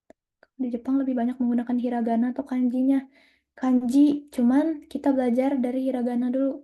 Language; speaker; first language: Indonesian; native; Indonesian